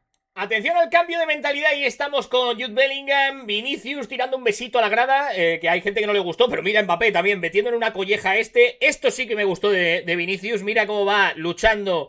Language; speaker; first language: Spanish; native; Spanish